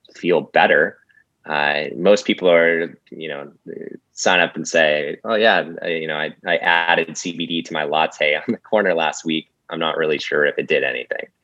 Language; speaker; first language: English; native; English